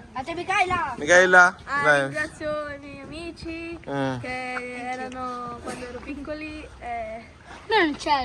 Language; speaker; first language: Italian; early bilingual, other home language; Filipino